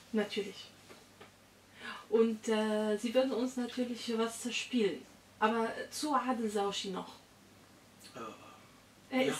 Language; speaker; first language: German; non-native, fluent; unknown